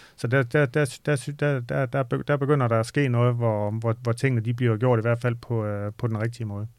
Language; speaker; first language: Danish; native; Danish